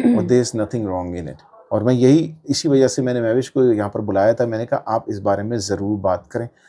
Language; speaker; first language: Urdu; native; Urdu